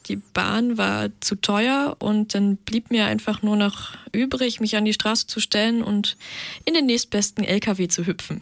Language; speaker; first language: German; native; German